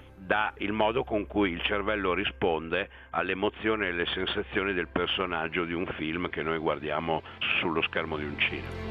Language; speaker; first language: Italian; native; Italian